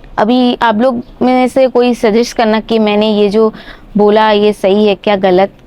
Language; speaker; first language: Hindi; non-native, local second language; Bangla